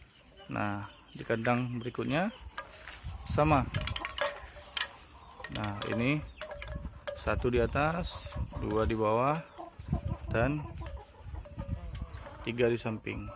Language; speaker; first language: Indonesian; native; Indonesian